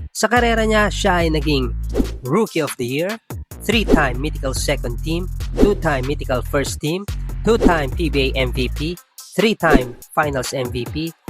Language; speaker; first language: English; non-native, local second language; Filipino